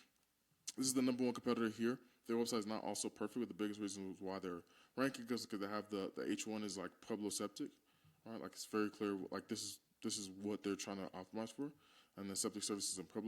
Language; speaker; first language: English; native; English